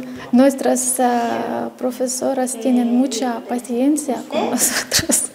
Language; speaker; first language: Spanish; non-native, learner; Ukrainian